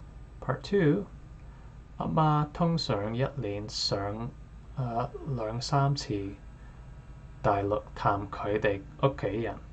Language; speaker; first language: Cantonese; non-native, learner; English